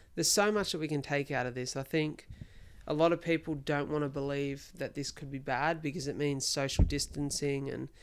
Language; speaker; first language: English; native; English